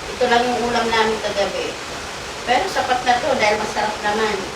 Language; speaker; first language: Filipino; non-native, local second language; Waray